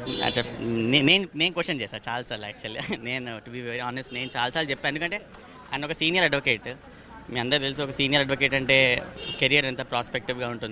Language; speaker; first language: Telugu; native; Telugu